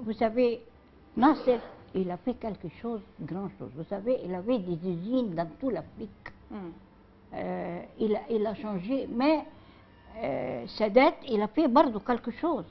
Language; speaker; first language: French; non-native, learner; Arabic